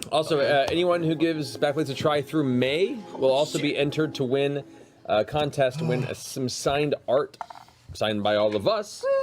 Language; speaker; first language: English; native; English